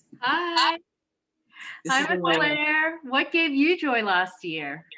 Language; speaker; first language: English; native; English